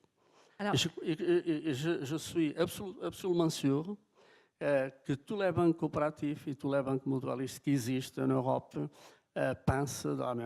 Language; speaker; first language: French; non-native, fluent; Portuguese